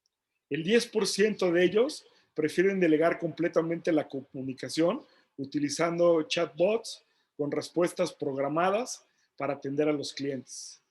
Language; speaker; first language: Spanish; native; Spanish